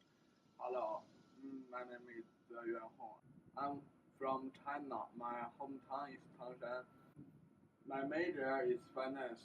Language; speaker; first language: English; non-native, learner; Chinese